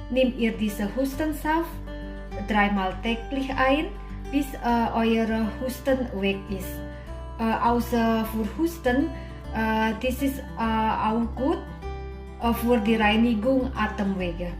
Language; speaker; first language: German; non-native, learner; Indonesian